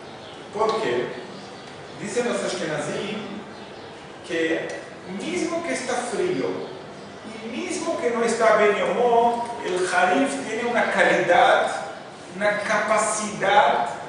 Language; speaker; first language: Spanish; non-native, fluent; Portuguese